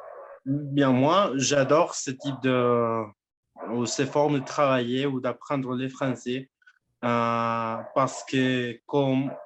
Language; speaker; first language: French; non-native, fluent; Spanish